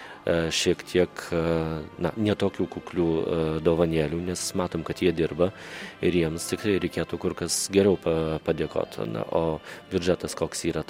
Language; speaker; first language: Lithuanian; native; Lithuanian